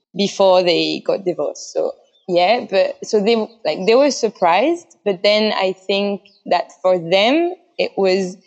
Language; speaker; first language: English; non-native, fluent; French